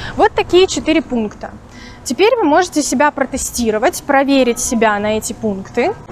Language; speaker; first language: Russian; native; Russian